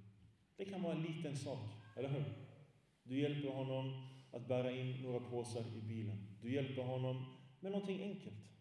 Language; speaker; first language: Swedish; early bilingual, other home language; Arabic